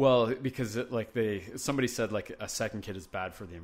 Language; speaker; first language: English; native; English